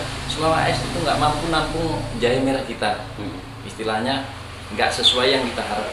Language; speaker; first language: Indonesian; native; Indonesian